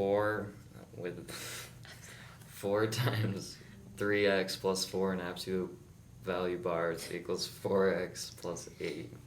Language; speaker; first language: English; native; English